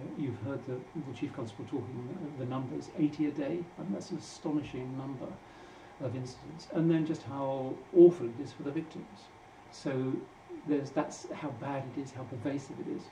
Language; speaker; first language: English; native; English